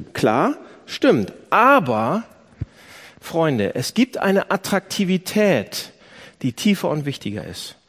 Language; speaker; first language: German; native; German